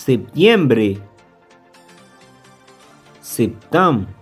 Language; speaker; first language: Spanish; non-native, learner; Haitian Creole